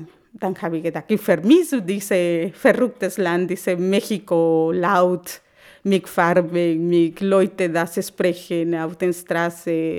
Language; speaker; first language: German; non-native, learner; Spanish